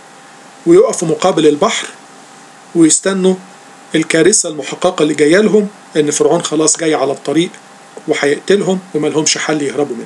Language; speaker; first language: Arabic; native; Arabic